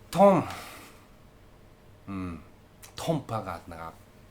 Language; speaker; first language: Thai; non-native, learner; Japanese